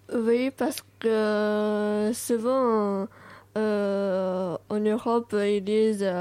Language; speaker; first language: French; non-native, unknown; Japanese